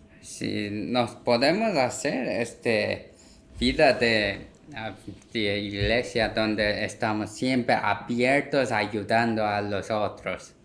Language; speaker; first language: Spanish; non-native, learner; Korean